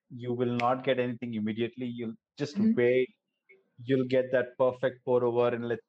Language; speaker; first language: English; non-native, local second language; Gujarati